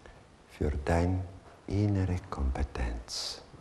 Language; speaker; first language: German; non-native, fluent; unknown